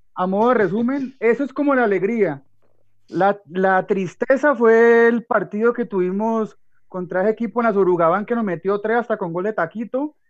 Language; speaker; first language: Spanish; native; Spanish